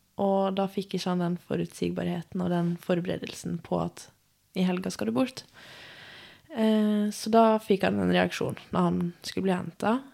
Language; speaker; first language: Norwegian; native; Norwegian